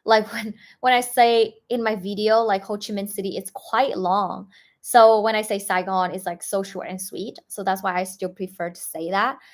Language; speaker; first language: English; non-native, fluent; Vietnamese